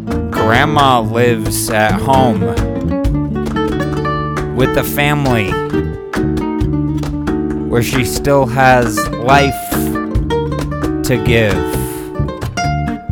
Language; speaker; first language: English; early bilingual, other home language; Spanish